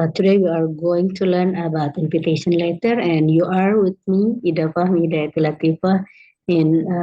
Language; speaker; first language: English; non-native, fluent; Indonesian